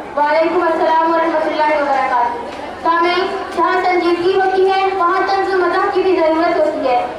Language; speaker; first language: Urdu; native; Urdu